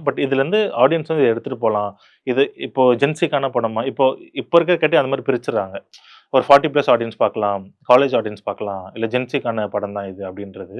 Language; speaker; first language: Tamil; native; Tamil